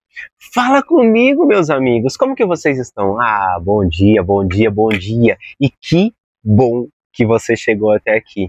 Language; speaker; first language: Portuguese; native; Portuguese